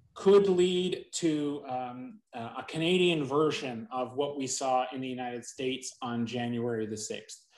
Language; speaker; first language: English; native; English